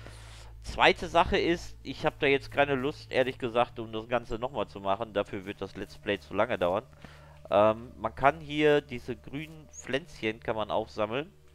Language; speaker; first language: German; native; German